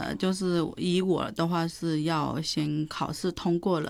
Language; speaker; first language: Chinese; non-native, fluent; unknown